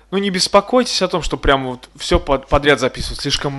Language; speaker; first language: Russian; native; Russian